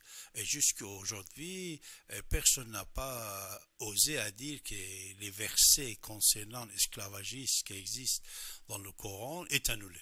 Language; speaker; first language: French; non-native, fluent; Persian